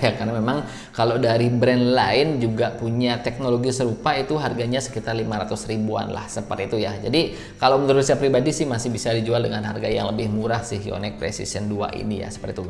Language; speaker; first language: Indonesian; native; Indonesian